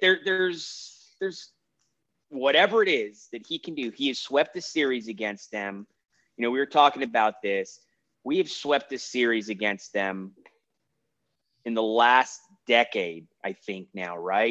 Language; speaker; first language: English; native; English